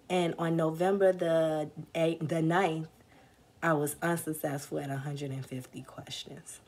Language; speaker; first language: English; native; English